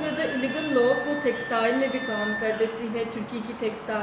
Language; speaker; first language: Hindi; non-native, learner; Turkish